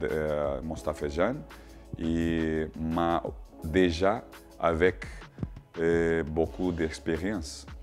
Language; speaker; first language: French; non-native, learner; Portuguese